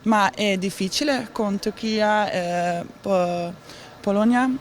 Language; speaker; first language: Italian; non-native, learner; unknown